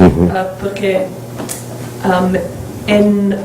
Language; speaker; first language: Spanish; non-native, learner; English